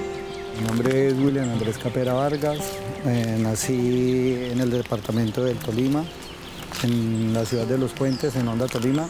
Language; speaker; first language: Spanish; native; Spanish